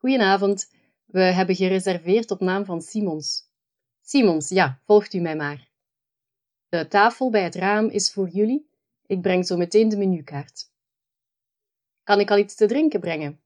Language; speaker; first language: English; non-native, fluent; Dutch